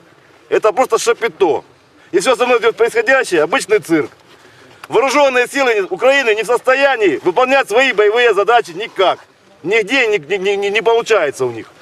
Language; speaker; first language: Russian; native; Russian